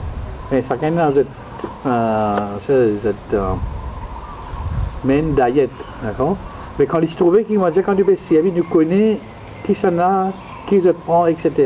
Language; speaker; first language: French; non-native, local second language; Morisyen